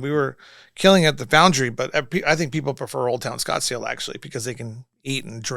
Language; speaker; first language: English; native; English